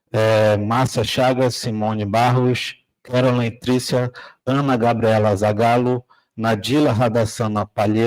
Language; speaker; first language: Portuguese; native; Portuguese